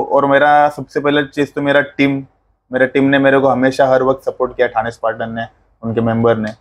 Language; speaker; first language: Hindi; non-native, local second language; Marathi